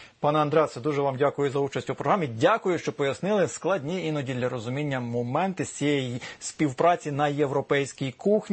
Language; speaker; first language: Ukrainian; native; Ukrainian